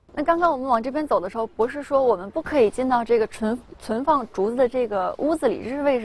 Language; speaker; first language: Chinese; native; Chinese